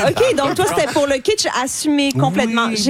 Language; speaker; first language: French; native; French